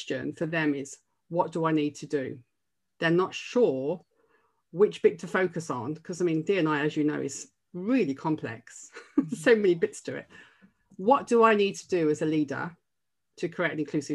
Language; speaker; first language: English; native; English